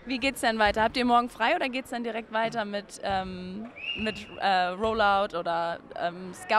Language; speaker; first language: German; native; German